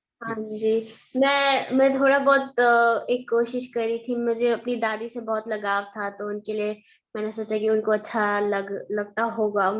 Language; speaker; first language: Hindi; early bilingual, heritage; Hindi